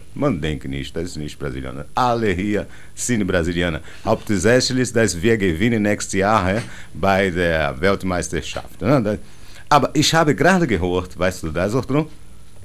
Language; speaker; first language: German; non-native, learner; Portuguese